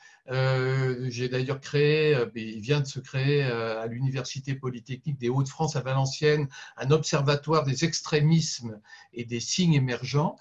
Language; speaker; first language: French; native; French